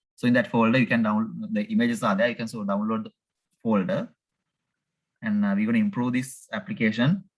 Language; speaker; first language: English; non-native, local second language; Sinhala